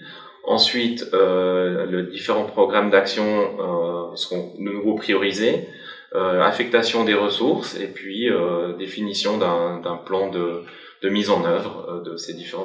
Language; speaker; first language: French; native; French